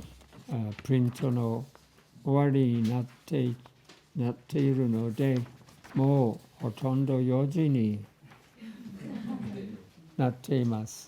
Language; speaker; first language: Japanese; non-native, fluent; English